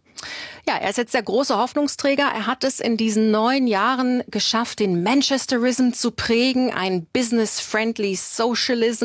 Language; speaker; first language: German; native; German